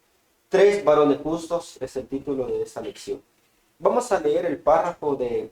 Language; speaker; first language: Spanish; native; Spanish